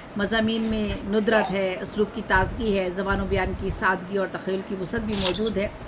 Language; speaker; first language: Urdu; native; Urdu